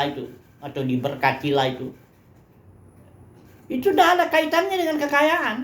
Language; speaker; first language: Indonesian; native; Indonesian